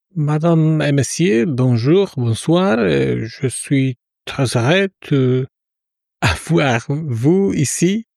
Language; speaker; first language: French; non-native, learner; Polish